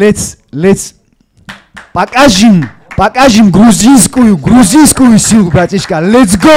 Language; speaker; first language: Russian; non-native, fluent; Georgian